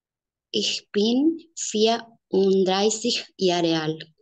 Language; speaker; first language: German; non-native, learner; Spanish